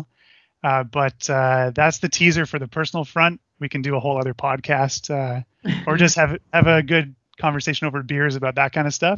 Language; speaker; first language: English; native; English